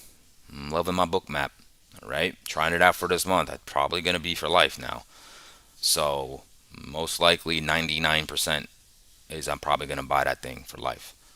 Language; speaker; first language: English; native; English